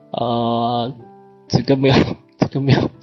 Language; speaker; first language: Korean; non-native, learner; Chinese